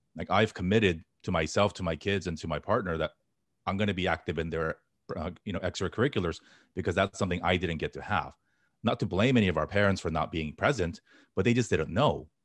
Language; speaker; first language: English; native; English